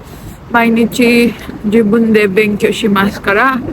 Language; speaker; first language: Japanese; non-native, learner; Nepali